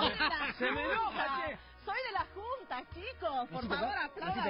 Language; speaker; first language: Spanish; native; Spanish